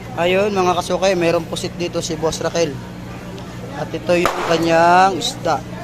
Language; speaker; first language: Filipino; native; Filipino